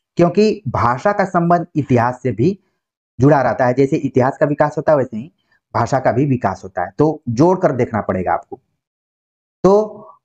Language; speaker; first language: Hindi; native; Hindi